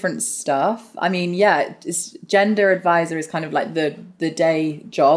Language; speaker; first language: English; native; English